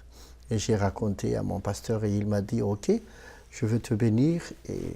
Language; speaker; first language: French; non-native, local second language; Malagasy